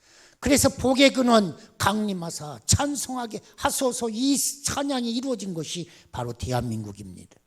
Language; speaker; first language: Korean; native; Korean